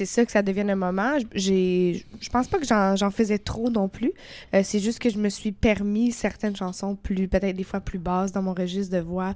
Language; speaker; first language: French; native; French